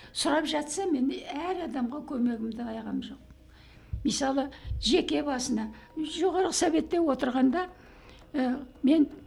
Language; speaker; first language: Kazakh; native; Kazakh